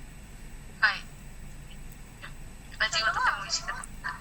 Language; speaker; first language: Japanese; non-native, learner; Indonesian